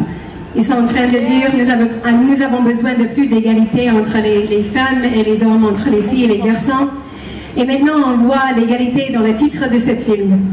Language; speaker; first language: French; non-native, fluent; English